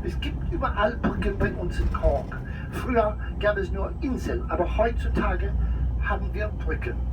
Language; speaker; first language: German; non-native, fluent; English